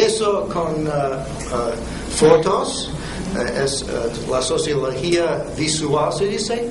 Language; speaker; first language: Spanish; non-native, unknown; English